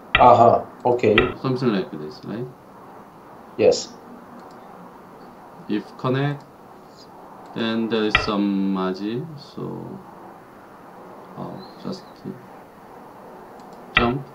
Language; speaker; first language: English; non-native, learner; Korean